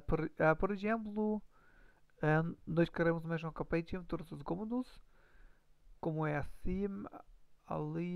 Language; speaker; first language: Portuguese; non-native, learner; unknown